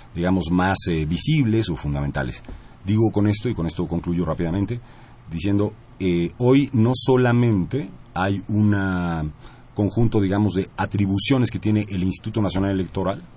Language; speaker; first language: Spanish; native; Spanish